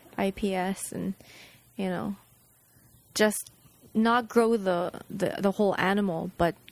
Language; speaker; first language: English; non-native, fluent; Japanese